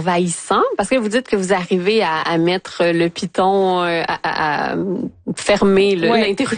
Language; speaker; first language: French; native; French